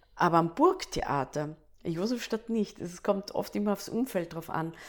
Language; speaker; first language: German; native; German